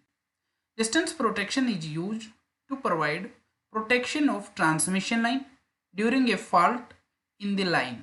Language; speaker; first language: English; non-native, local second language; Hindi